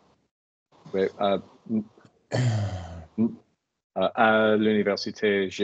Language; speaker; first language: French; non-native, learner; English